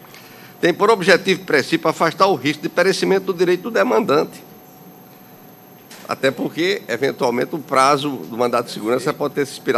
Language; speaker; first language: Portuguese; native; Portuguese